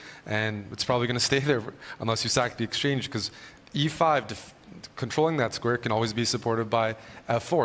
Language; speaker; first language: English; native; English